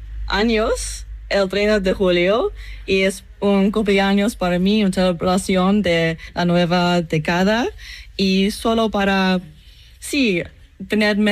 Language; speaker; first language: Spanish; non-native, learner; English